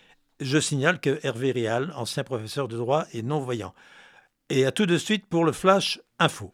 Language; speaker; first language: French; native; French